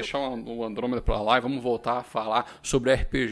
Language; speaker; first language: Portuguese; native; Portuguese